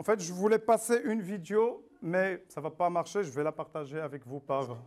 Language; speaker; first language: French; non-native, local second language; Arabic